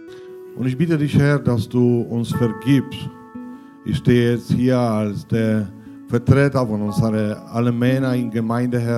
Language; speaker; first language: German; non-native, fluent; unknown